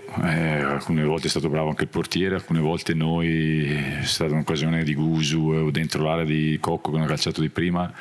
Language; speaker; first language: Italian; native; Italian